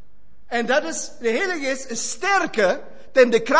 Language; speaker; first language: Dutch; non-native, fluent; German